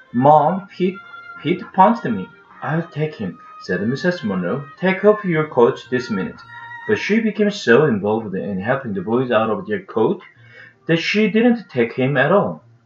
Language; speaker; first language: English; non-native, fluent; Korean